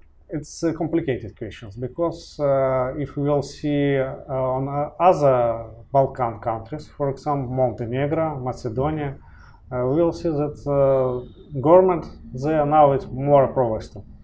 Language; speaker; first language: English; non-native, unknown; Russian